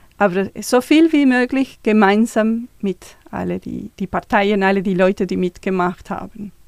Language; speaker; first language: German; non-native, fluent; Spanish